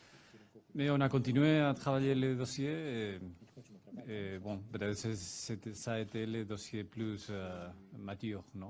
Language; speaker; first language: French; non-native, fluent; Spanish